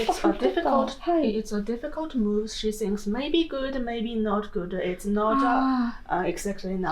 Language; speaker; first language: English; non-native, learner; Japanese